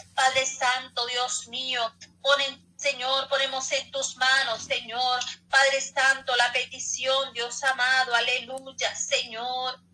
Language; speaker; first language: Spanish; native; Spanish